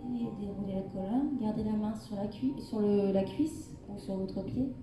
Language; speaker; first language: French; native; French